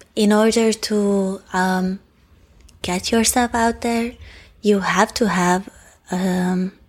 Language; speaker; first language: English; non-native, fluent; Hungarian